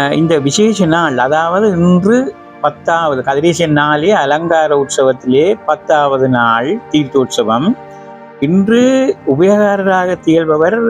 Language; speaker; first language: Tamil; native; Tamil